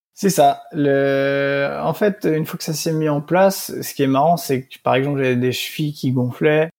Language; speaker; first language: French; native; French